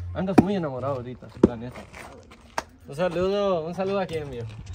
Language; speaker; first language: Spanish; early bilingual, heritage; Spanish